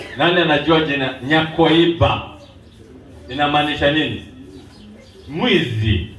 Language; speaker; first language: Swahili; non-native, local second language; Luo (Kenya and Tanzania)